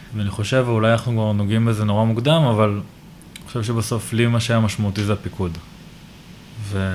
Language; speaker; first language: Hebrew; native; Hebrew